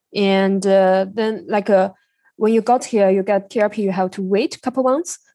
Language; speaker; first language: English; non-native, learner; Chinese